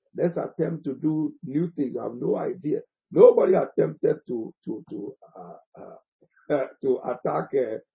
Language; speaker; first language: English; non-native, local second language; Akan